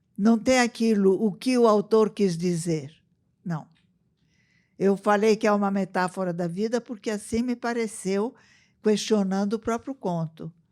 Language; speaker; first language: Portuguese; early bilingual, other home language; Italian